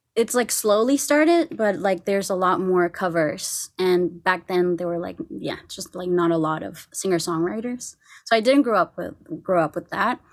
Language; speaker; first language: English; non-native, fluent; Spanish